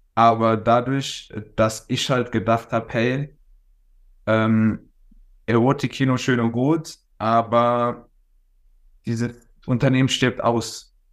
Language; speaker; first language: German; native; German